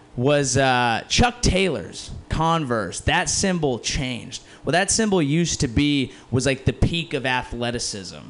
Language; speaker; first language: English; native; English